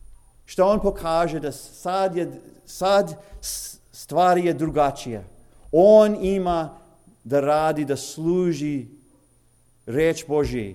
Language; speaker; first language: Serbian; early bilingual, heritage; English